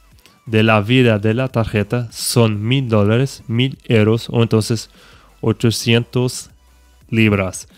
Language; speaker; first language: Spanish; non-native, fluent; Portuguese